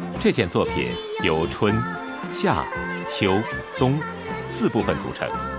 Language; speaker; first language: Chinese; native; Chinese